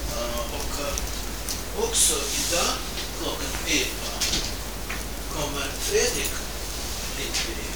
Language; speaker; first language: Swedish; non-native, fluent; Russian